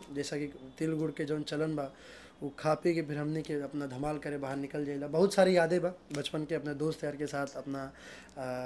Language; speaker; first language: Hindi; native; Hindi